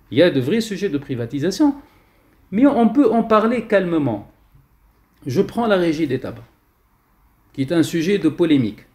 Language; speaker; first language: French; non-native, local second language; Arabic